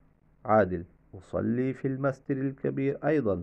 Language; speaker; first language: Arabic; non-native, fluent; Bangla